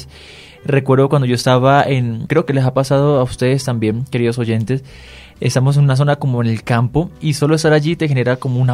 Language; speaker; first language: Spanish; native; Spanish